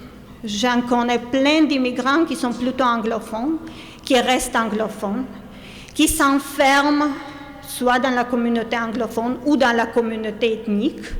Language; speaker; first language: French; non-native, fluent; Armenian